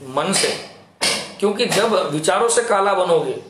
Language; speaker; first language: Hindi; non-native, local second language; Marathi